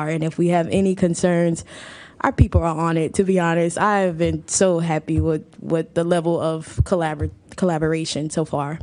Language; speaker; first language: English; native; English